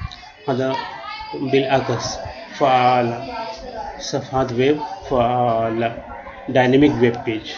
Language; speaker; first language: Arabic; non-native, learner; Urdu